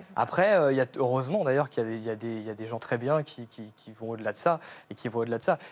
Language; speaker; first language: French; native; French